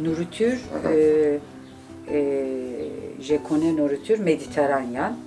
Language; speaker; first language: French; non-native, learner; Turkish